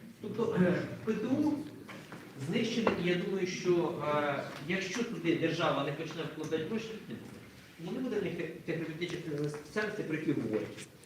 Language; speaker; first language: Ukrainian; native; Ukrainian